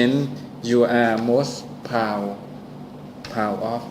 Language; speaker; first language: English; non-native, learner; Thai